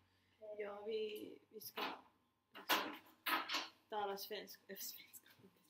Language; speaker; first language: Swedish; non-native, fluent; Finnish